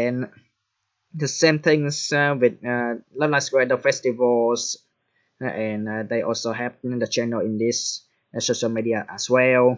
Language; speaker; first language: English; non-native, fluent; Vietnamese